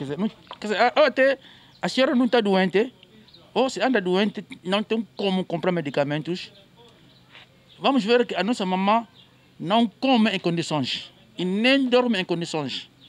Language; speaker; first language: Portuguese; native; Portuguese